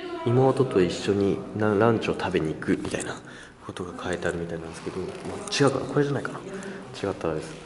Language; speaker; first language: Japanese; native; Japanese